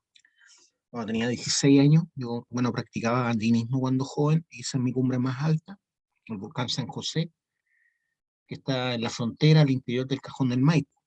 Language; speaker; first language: Spanish; native; Spanish